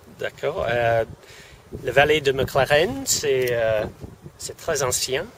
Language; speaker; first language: French; non-native, fluent; English